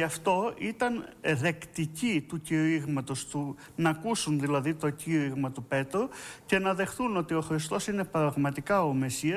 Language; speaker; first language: Greek; native; Greek